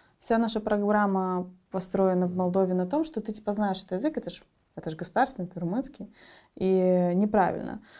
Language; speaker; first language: Russian; native; Russian